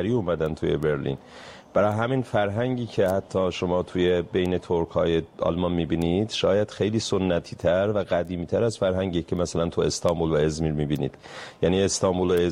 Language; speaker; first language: Persian; non-native, local second language; Azerbaijani